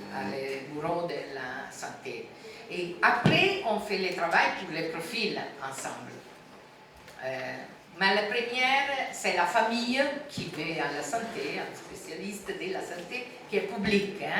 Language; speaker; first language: French; non-native, fluent; Italian